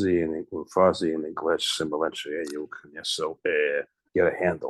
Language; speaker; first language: Portuguese; non-native, learner; English